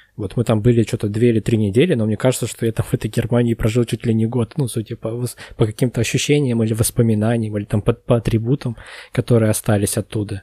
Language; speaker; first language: Russian; native; Russian